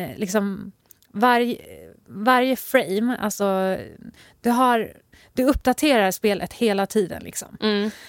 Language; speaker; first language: Swedish; early bilingual, other home language; Persian